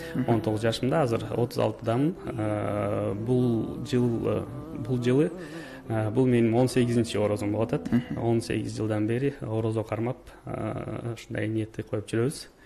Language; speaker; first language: Kyrgyz; non-native, local second language; Russian